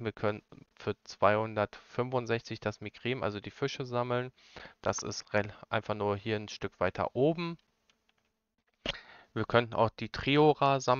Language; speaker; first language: German; native; German